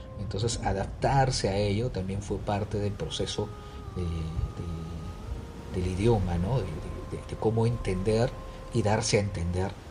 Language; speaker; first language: Spanish; native; Spanish